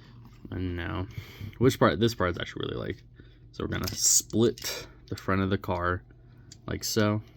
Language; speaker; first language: English; native; English